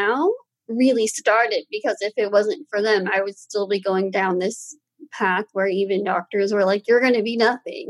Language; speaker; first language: English; native; English